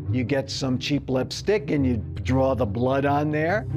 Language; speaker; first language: English; native; English